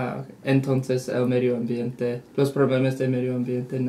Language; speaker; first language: Spanish; non-native, learner; English